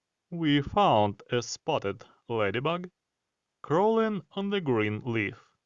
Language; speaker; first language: English; non-native, fluent; Ukrainian